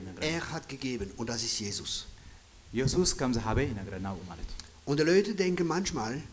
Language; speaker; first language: German; non-native, fluent; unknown